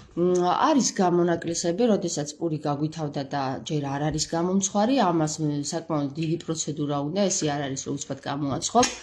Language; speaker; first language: Georgian; native; Georgian